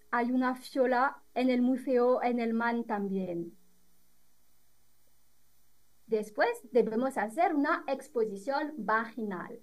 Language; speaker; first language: Spanish; non-native, fluent; French